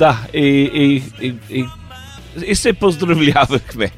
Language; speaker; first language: Bulgarian; non-native, learner; English